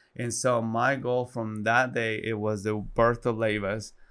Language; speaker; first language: English; non-native, fluent; Spanish